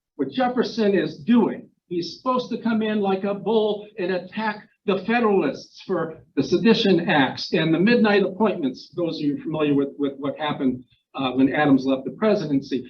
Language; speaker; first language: English; non-native, fluent; Ukrainian